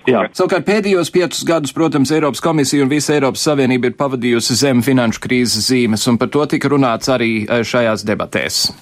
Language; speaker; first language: Latvian; native; Latvian